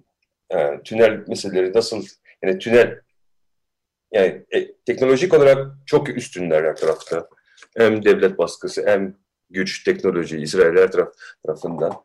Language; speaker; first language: Turkish; early bilingual, heritage; Turkish